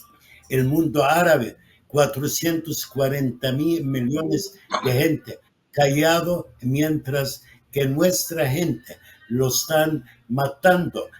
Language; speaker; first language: Spanish; non-native, fluent; Arabic